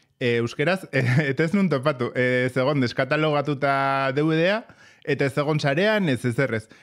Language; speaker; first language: Basque; native; Basque